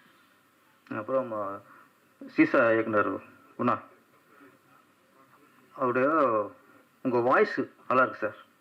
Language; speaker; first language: Tamil; native; Tamil